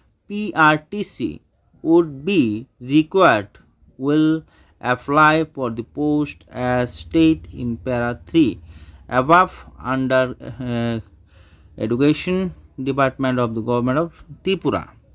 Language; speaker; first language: English; non-native, local second language; Bangla